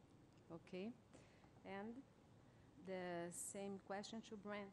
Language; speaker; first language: English; non-native, learner; Portuguese